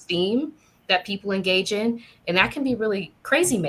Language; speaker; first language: English; native; English